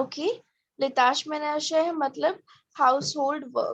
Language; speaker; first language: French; non-native, fluent; Hindi